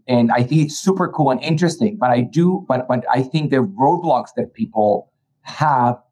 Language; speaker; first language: English; early bilingual, other home language; Spanish